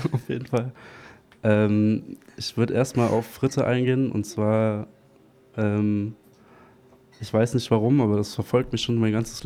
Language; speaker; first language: German; native; German